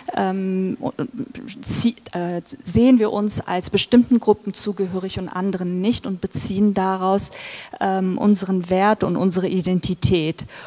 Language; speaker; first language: German; early bilingual, other home language; Turkish